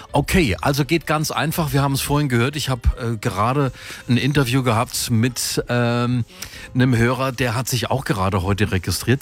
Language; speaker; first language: German; native; German